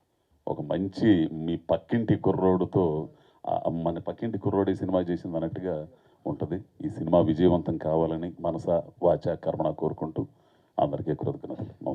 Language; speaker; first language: Telugu; native; Telugu